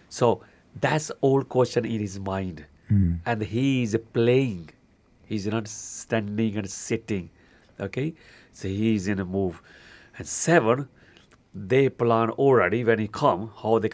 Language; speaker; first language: English; non-native, local second language; Punjabi